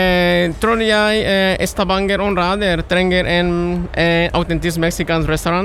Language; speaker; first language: Norwegian; non-native, learner; Spanish